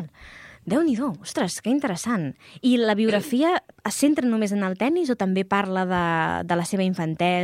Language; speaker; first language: Catalan; native; Catalan